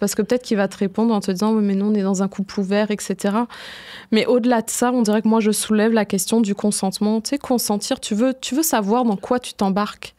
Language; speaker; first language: French; native; French